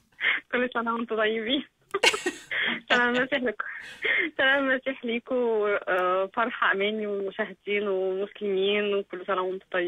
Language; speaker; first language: Arabic; native; Arabic